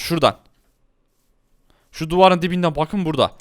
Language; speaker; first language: Turkish; native; Turkish